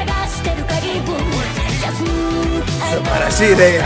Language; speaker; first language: Japanese; non-native, learner; Spanish